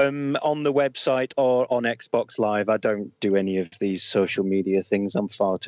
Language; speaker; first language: English; native; English